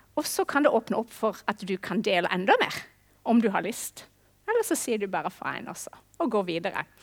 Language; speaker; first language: Norwegian; non-native, fluent; English